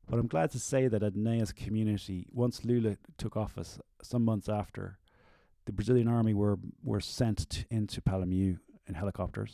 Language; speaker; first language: English; native; English